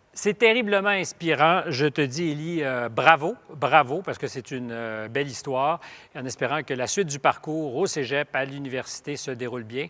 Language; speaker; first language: French; native; French